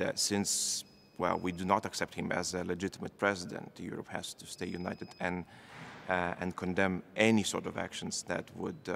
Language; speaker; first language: English; non-native, fluent; Lithuanian